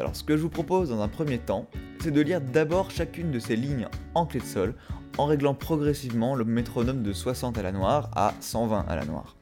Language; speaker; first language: French; native; French